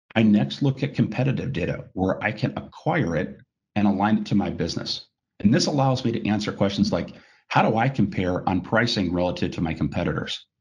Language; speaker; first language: English; native; English